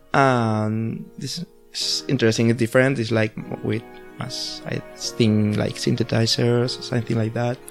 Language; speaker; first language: English; non-native, learner; Spanish